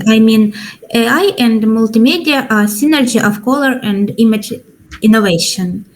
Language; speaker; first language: English; non-native, learner; Ukrainian